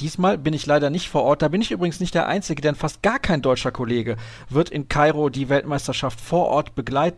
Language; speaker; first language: German; native; German